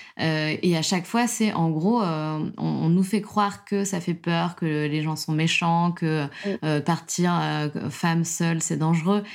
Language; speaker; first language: French; native; French